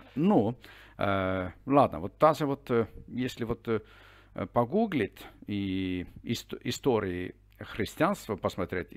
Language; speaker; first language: Russian; non-native, fluent; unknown